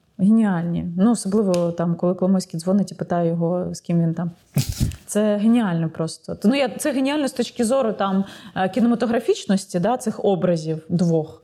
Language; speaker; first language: Ukrainian; non-native, local second language; Russian